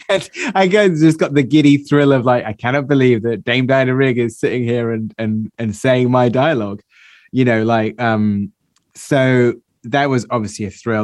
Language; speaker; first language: English; native; English